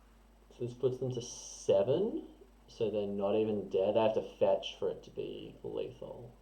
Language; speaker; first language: English; native; English